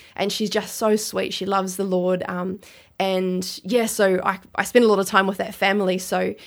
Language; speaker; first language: English; native; English